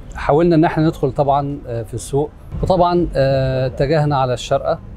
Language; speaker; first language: Arabic; native; Arabic